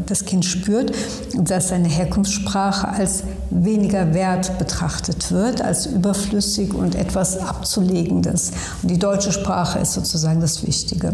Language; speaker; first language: German; early bilingual, other home language; Turkish